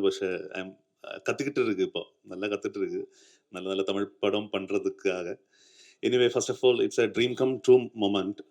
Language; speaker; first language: Tamil; non-native, learner; Malayalam